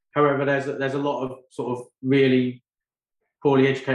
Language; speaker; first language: English; native; English